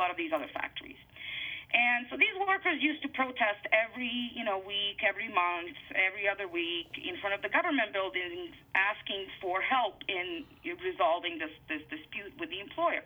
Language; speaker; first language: English; non-native, fluent; Bosnian